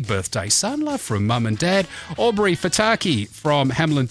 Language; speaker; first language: English; native; English